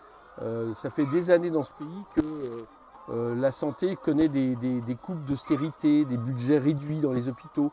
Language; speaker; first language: French; native; French